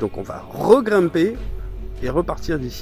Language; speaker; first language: French; native; French